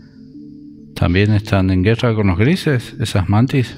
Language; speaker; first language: Spanish; native; Spanish